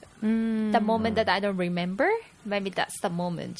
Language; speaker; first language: English; non-native, fluent; Japanese